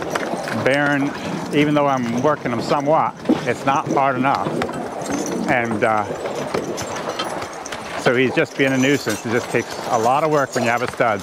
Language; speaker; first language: English; native; English